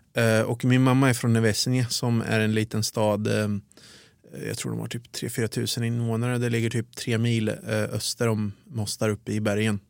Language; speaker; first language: Swedish; early bilingual, other home language; Bosnian